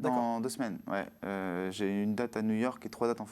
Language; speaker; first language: French; native; French